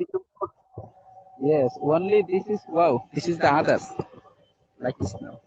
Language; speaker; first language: English; non-native, learner; Bangla